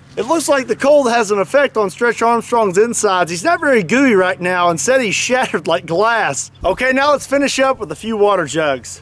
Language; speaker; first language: English; native; English